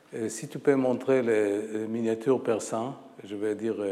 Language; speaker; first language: French; non-native, fluent; Hebrew